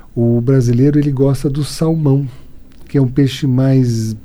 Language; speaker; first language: Portuguese; native; Portuguese